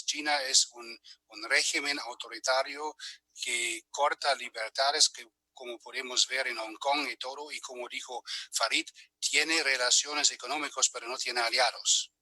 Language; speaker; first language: Spanish; non-native, fluent; German